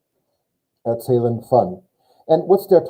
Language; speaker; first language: German; non-native, fluent; English